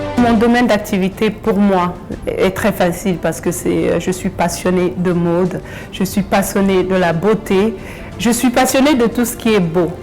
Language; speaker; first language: French; early bilingual, other home language; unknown